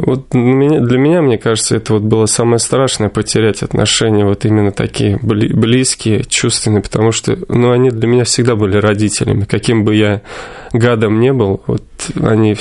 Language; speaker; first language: Russian; native; Russian